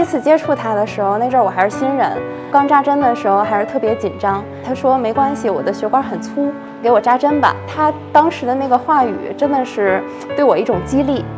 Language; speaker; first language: Chinese; native; Chinese